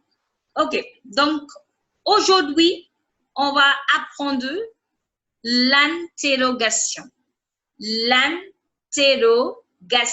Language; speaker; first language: French; non-native, fluent; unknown